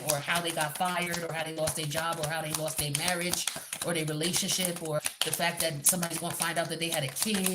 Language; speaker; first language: English; native; English